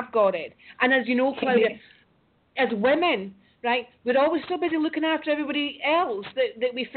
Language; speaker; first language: English; native; English